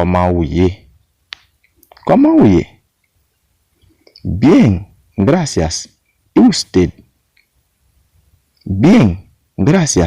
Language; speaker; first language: Spanish; non-native, learner; Haitian Creole